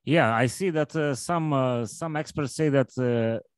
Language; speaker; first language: English; non-native, fluent; Lithuanian